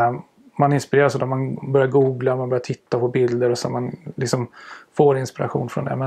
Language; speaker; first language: Swedish; native; Swedish